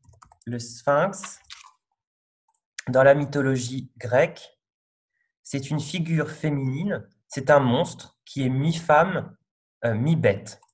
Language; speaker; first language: French; native; French